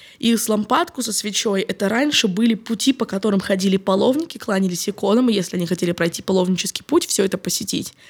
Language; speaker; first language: Russian; native; Russian